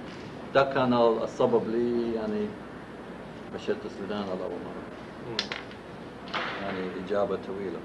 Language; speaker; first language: Arabic; non-native, fluent; English